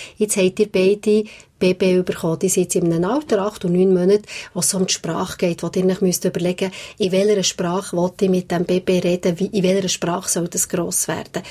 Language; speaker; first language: German; native; German